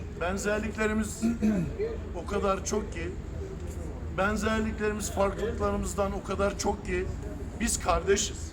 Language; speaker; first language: Turkish; early bilingual, heritage; Turkish